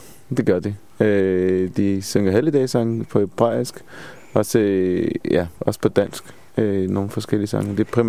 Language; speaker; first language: Danish; non-native, fluent; Hebrew